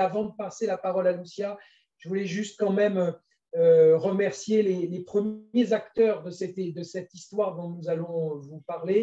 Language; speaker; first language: French; native; French